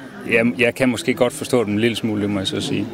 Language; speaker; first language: Danish; native; Danish